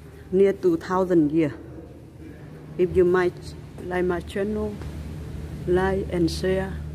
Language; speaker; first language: English; non-native, learner; Vietnamese